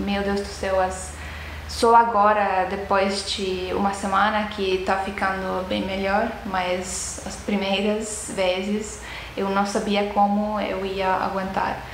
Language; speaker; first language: Portuguese; non-native, fluent; Estonian